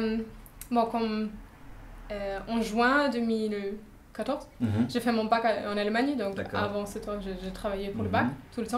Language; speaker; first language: French; non-native, fluent; German